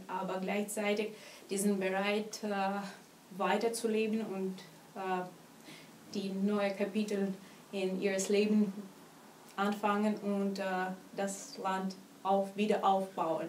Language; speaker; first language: German; non-native, learner; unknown